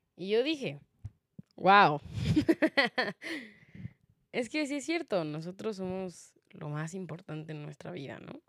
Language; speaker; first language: Spanish; native; Spanish